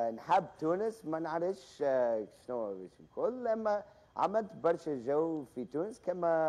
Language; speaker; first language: Arabic; non-native, fluent; English